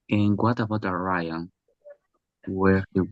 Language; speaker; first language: English; non-native, learner; Spanish